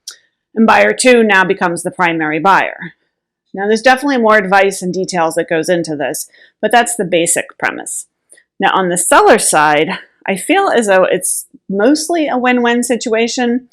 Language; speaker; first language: English; native; English